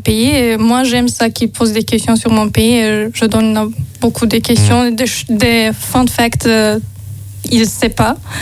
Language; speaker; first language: French; non-native, learner; Azerbaijani